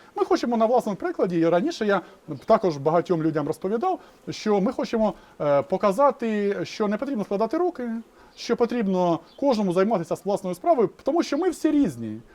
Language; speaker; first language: Ukrainian; native; Ukrainian